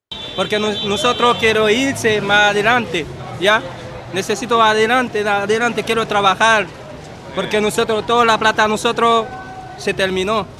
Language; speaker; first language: Spanish; non-native, learner; Haitian Creole